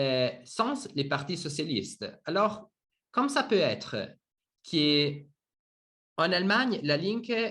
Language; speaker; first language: French; non-native, learner; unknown